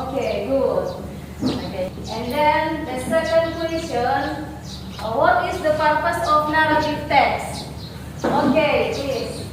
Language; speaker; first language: English; non-native, local second language; Indonesian